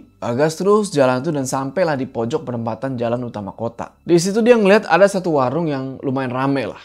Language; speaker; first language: Indonesian; native; Indonesian